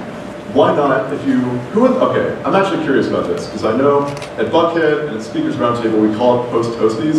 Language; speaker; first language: English; native; English